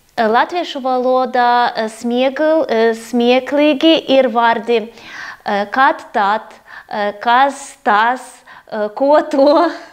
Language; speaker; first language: Latvian; non-native, learner; Ukrainian